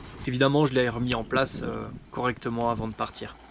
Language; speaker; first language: French; native; French